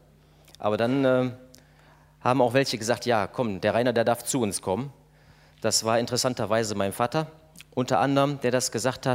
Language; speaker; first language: German; native; German